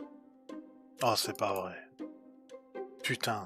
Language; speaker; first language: French; native; French